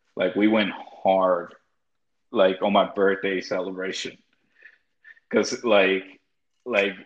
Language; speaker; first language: English; early bilingual, other home language; Spanish